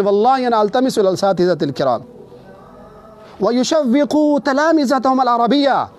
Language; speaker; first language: Arabic; non-native, fluent; Urdu